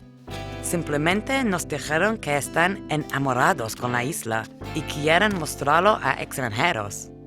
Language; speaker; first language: Spanish; non-native, learner; English